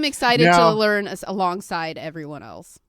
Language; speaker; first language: English; native; English